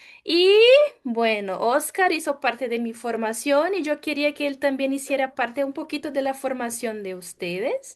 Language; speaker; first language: Spanish; non-native, fluent; Portuguese